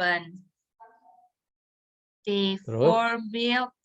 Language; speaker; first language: Dutch; non-native, learner; Indonesian